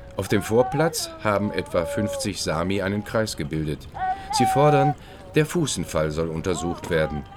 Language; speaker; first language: German; native; German